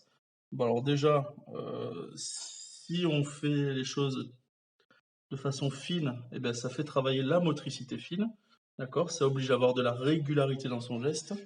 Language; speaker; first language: French; native; French